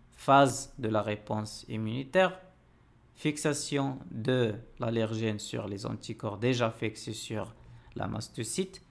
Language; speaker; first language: French; non-native, local second language; Arabic